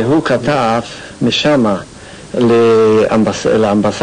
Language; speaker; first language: Hebrew; non-native, fluent; Yiddish